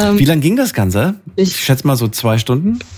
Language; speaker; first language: German; native; German